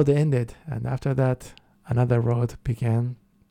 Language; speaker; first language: English; non-native, fluent; Japanese